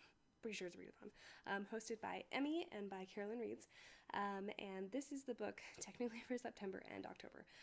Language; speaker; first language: English; native; English